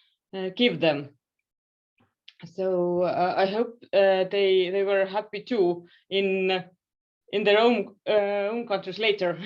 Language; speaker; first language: English; non-native, fluent; Estonian